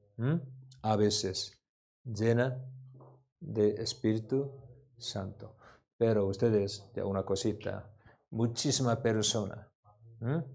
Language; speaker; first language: Spanish; non-native, learner; Korean